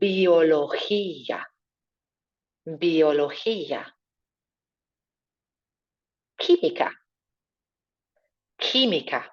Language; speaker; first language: Spanish; non-native, fluent; English